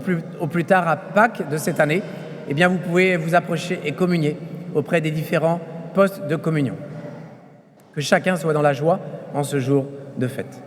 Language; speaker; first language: French; native; French